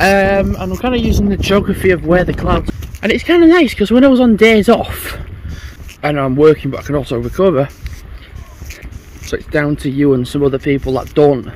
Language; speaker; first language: English; native; English